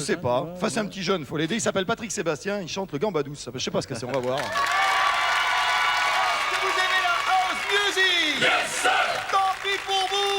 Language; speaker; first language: French; native; French